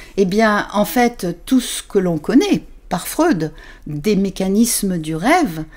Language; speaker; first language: French; native; French